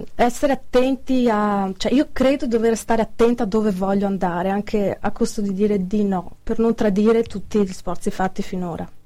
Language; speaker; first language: Italian; native; Italian